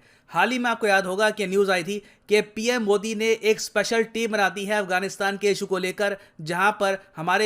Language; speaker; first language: Hindi; native; Hindi